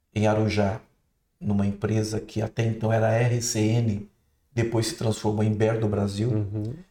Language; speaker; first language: Portuguese; native; Portuguese